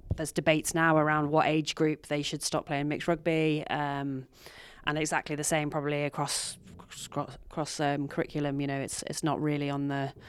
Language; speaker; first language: English; native; English